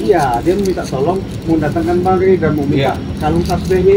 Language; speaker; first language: Indonesian; native; Indonesian